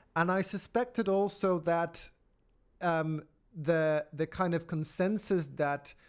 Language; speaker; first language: English; non-native, fluent; Polish